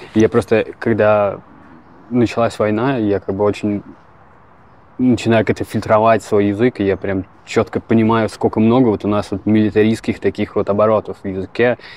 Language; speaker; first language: Russian; native; Russian